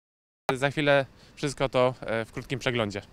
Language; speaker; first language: Polish; native; Polish